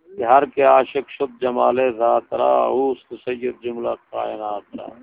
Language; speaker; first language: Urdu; non-native, local second language; Punjabi